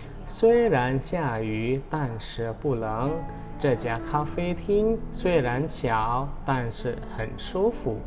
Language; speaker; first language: Chinese; non-native, fluent; Indonesian